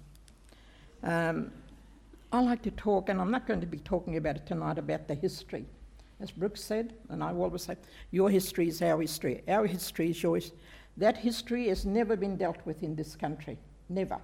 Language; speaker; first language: English; native; English